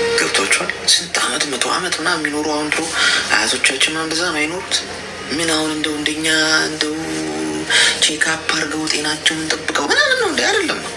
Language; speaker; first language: Amharic; native; Amharic